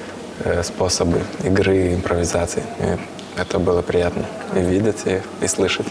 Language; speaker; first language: Russian; non-native, local second language; Latvian